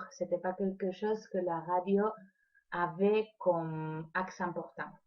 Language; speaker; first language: French; non-native, fluent; Spanish